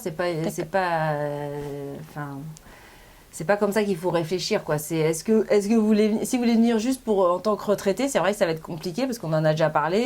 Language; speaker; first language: French; native; French